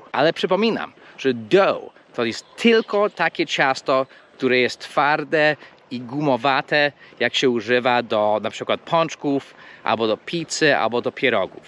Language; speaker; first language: Polish; non-native, fluent; English